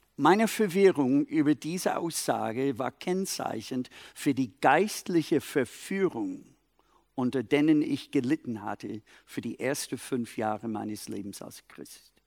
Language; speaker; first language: German; non-native, fluent; English